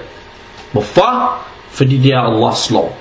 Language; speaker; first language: Danish; early bilingual, other home language; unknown